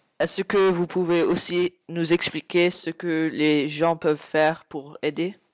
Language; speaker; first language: French; non-native, fluent; English